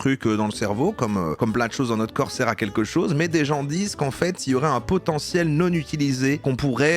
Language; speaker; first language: French; native; French